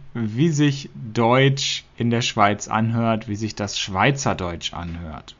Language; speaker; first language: German; native; German